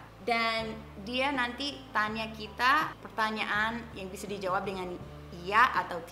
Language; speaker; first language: Indonesian; non-native, fluent; English